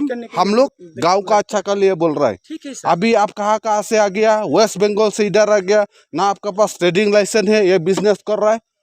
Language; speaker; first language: Hindi; non-native, local second language; Khasi